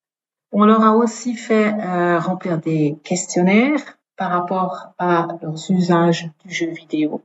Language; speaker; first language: French; native; French